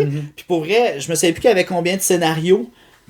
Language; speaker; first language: French; native; French